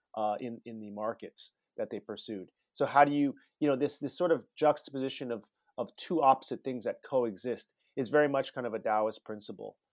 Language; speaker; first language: English; native; English